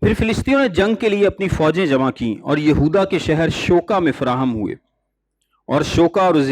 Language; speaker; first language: Urdu; non-native, local second language; Punjabi